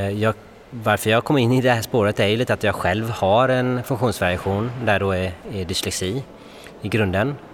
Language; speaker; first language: Swedish; early bilingual, other home language; Bangla